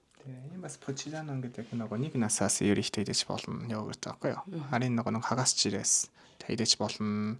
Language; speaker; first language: Mongolian; non-native, learner; Japanese